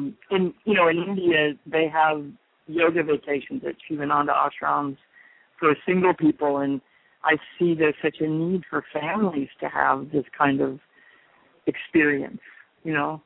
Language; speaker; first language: English; native; English